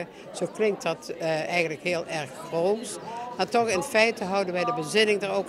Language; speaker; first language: Dutch; native; Dutch